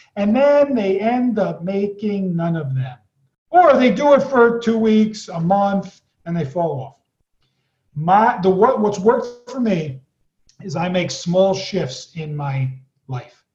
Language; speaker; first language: English; native; English